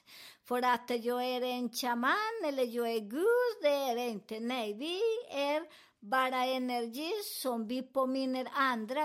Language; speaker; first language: Swedish; non-native, learner; Spanish